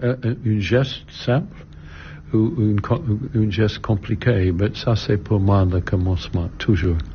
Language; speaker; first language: French; non-native, learner; English